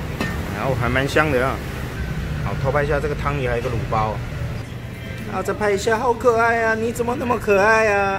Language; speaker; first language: Chinese; native; Chinese